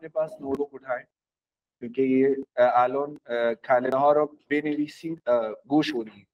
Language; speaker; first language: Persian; non-native, fluent; Urdu